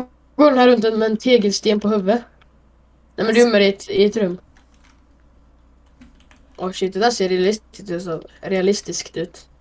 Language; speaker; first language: Swedish; native; Swedish